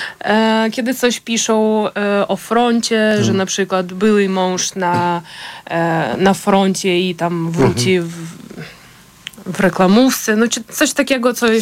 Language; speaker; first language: Polish; non-native, fluent; Ukrainian